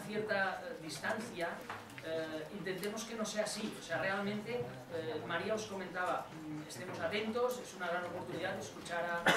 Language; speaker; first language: Spanish; non-native, local second language; Catalan